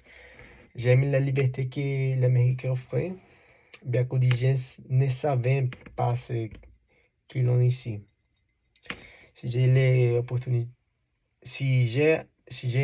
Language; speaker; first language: French; non-native, learner; Spanish